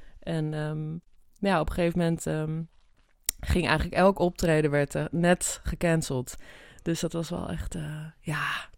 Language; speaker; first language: Dutch; native; Dutch